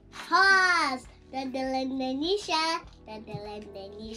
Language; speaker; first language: Indonesian; early bilingual, heritage; Indonesian